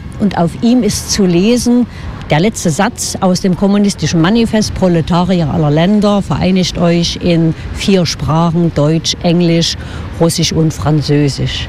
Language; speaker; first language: German; native; German